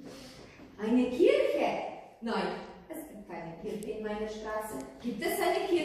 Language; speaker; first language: German; non-native, fluent; Croatian